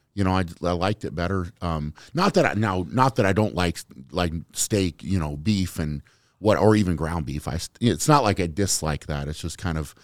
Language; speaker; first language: English; native; English